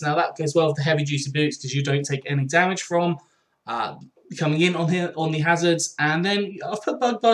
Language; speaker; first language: English; native; English